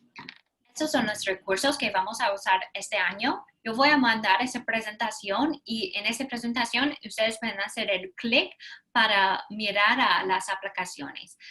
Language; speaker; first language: Spanish; non-native, fluent; English